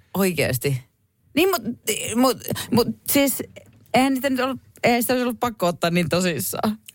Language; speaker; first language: Finnish; native; Finnish